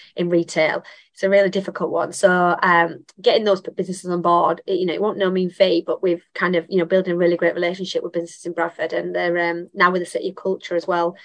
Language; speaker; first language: English; native; English